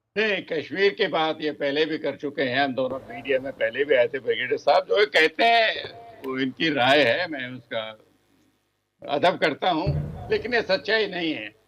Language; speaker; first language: Hindi; native; Hindi